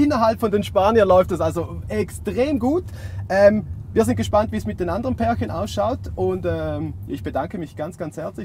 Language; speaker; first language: German; native; German